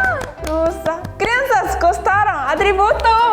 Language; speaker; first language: Portuguese; non-native, fluent; Korean